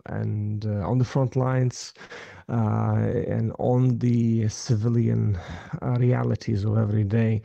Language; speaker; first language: English; non-native, fluent; Ukrainian